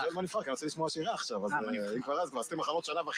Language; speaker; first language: Hebrew; native; Hebrew